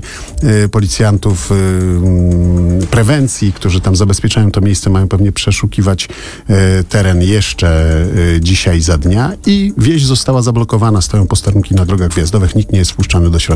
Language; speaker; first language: Polish; native; Polish